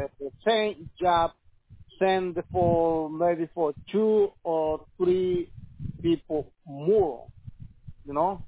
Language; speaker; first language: English; non-native, learner; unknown